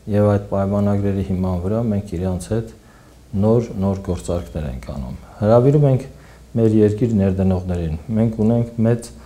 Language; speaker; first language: Armenian; native; Armenian